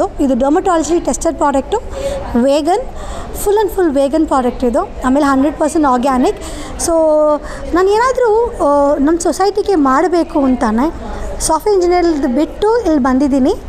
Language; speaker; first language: Kannada; non-native, local second language; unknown